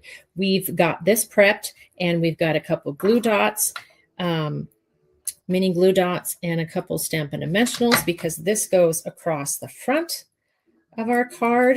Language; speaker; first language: English; native; English